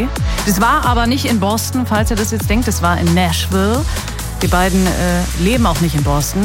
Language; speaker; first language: German; native; German